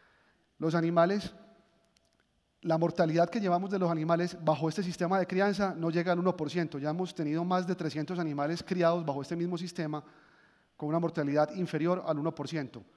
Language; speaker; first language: Spanish; native; Spanish